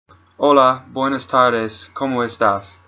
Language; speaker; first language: Spanish; non-native, learner; English